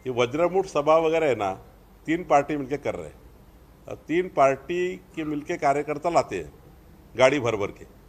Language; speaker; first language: Hindi; non-native, local second language; Marathi